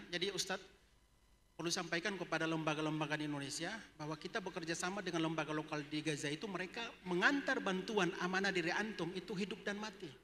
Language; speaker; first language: Indonesian; native; Indonesian